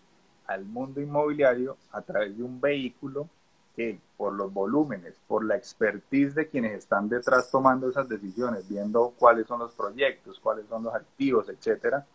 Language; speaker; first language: Spanish; native; Spanish